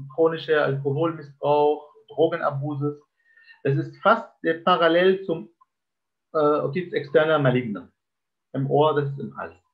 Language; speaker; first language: German; non-native, fluent; Arabic